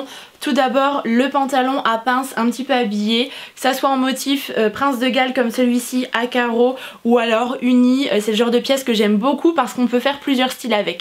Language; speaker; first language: French; native; French